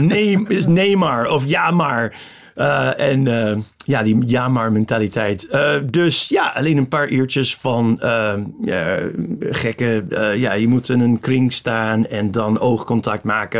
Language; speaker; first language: Dutch; non-native, fluent; English